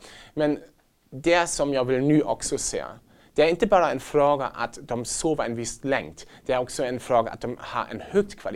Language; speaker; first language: Swedish; non-native, fluent; German